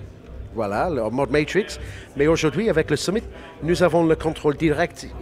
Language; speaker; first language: French; non-native, learner; English